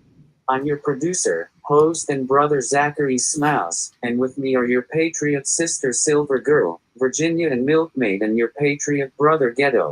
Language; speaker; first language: English; native; English